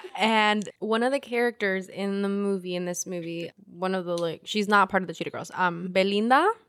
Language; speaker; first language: English; early bilingual, other home language; Spanish